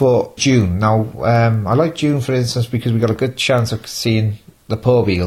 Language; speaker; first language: English; native; English